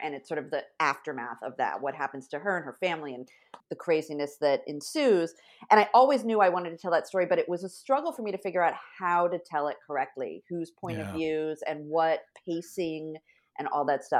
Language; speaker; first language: English; native; English